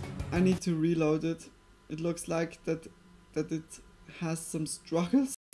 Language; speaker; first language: English; non-native, fluent; Swiss German